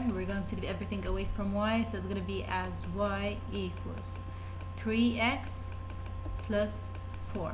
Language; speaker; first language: English; non-native, fluent; Arabic